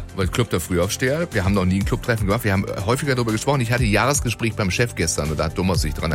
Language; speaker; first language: German; native; German